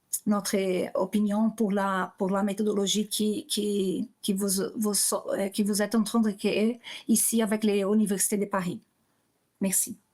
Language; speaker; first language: French; non-native, learner; Portuguese